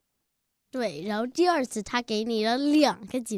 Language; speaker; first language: Chinese; early bilingual, heritage; Chinese